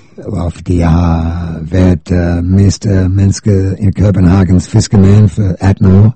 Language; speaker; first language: Danish; non-native, fluent; English